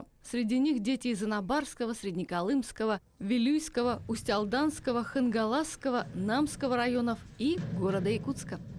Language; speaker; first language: Russian; native; Russian